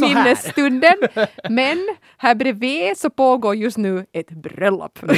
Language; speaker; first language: Swedish; native; Swedish